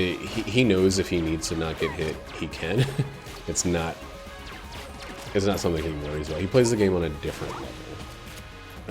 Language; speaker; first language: English; native; English